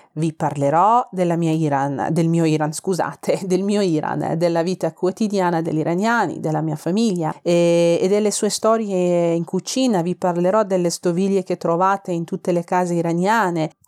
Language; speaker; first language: Italian; non-native, fluent; Persian